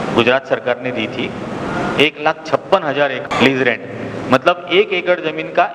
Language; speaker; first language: Hindi; non-native, local second language; Marathi